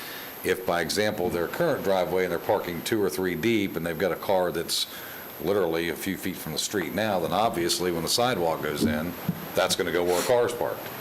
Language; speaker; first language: English; native; English